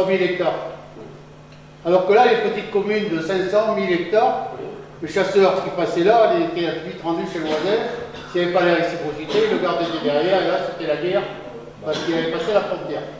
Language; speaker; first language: French; native; French